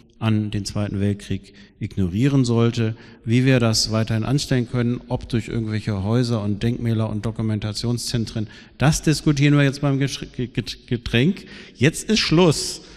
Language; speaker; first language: German; native; German